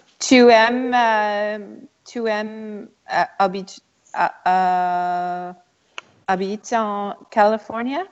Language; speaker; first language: French; non-native, learner; English